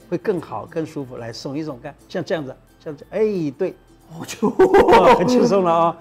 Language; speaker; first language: Chinese; native; Chinese